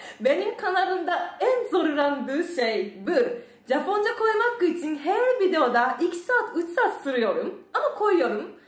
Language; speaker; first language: Turkish; non-native, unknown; Japanese